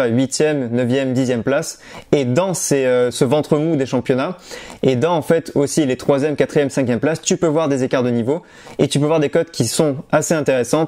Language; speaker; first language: French; native; French